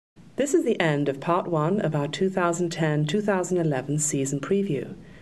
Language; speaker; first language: English; native; English